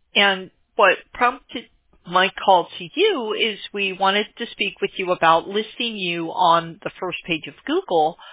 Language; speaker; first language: English; native; English